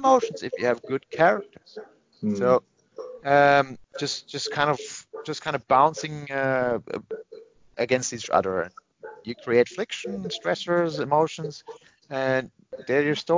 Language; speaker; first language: English; non-native, fluent; Finnish